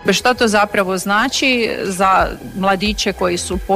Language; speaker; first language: Serbian; native; Serbian